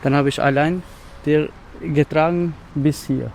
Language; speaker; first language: German; non-native, learner; Albanian